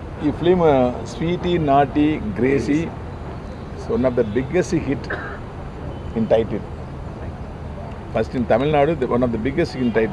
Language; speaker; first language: Telugu; non-native, learner; Tamil